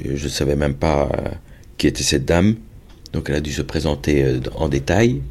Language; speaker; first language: French; native; French